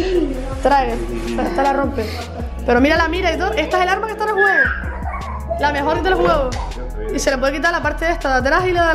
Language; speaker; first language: Spanish; native; Spanish